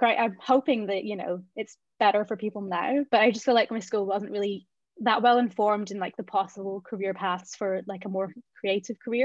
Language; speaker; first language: English; native; English